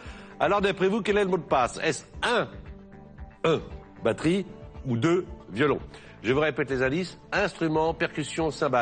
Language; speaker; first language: French; native; French